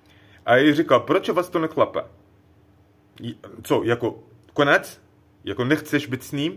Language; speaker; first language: Czech; non-native, learner; Arabic